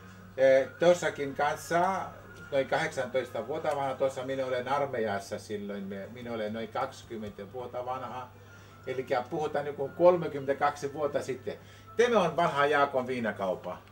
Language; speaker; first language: Finnish; non-native, learner; Greek